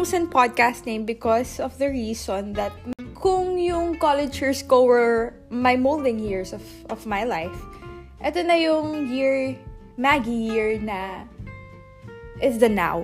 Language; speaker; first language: English; non-native, local second language; Bikol